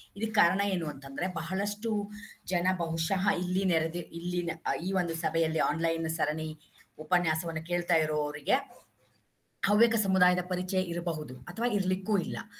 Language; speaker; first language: Kannada; native; Kannada